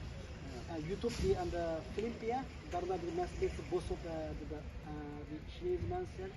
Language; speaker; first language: Dutch; non-native, learner; Uyghur